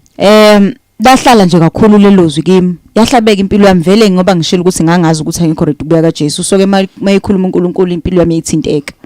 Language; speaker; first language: Zulu; native; Zulu